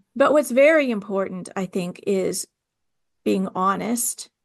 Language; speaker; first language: English; native; English